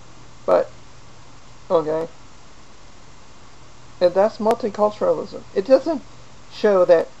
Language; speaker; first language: English; native; English